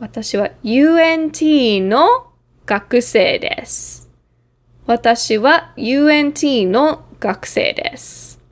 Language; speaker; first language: Japanese; non-native, fluent; English